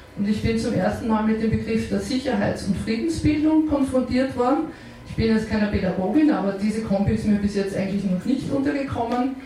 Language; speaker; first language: German; native; German